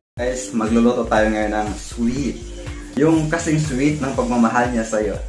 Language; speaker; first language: Filipino; non-native, local second language; Cebuano